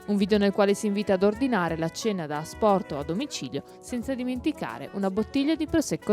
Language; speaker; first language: Italian; native; Italian